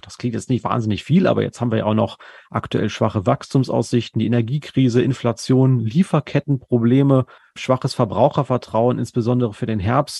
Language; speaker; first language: German; native; German